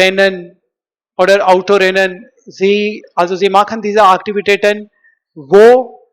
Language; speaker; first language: German; non-native, learner; Hindi